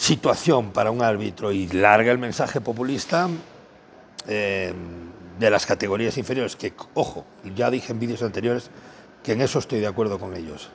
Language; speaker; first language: Spanish; native; Spanish